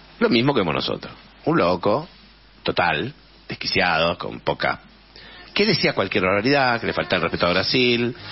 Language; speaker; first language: Spanish; native; Spanish